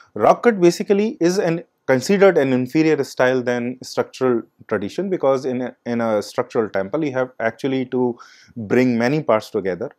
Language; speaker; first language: English; non-native, local second language; Hindi